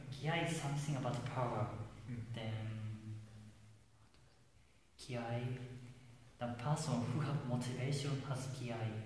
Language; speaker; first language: English; non-native, learner; Japanese